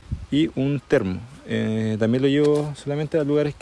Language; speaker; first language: Spanish; native; Spanish